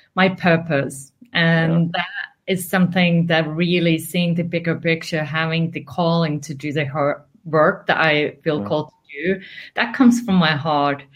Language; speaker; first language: English; non-native, fluent; Finnish